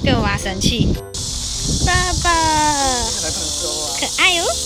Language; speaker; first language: Chinese; native; Chinese